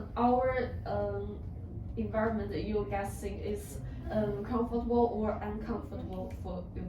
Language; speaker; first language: English; non-native, learner; Chinese